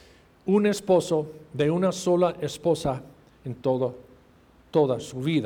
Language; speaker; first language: Spanish; non-native, fluent; English